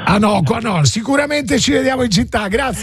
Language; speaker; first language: Italian; native; Italian